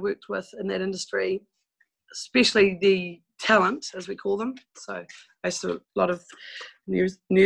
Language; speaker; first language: English; native; English